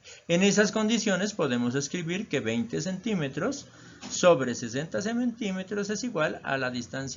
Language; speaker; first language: Spanish; native; Spanish